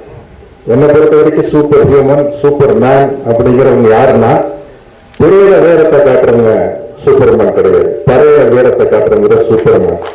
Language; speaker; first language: Tamil; native; Tamil